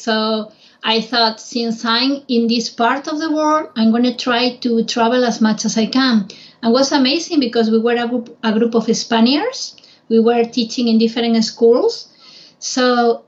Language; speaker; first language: English; non-native, fluent; Spanish